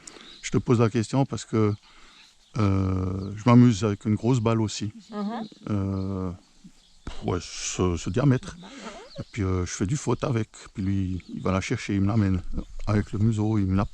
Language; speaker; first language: French; native; French